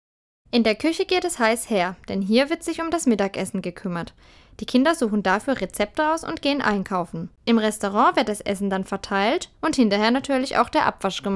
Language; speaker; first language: German; native; German